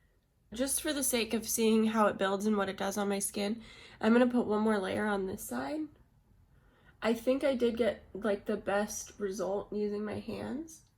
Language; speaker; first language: English; native; English